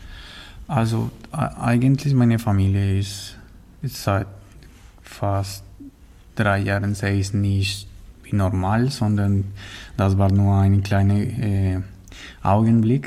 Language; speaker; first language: German; non-native, learner; Spanish